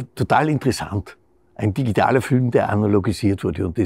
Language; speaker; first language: German; native; German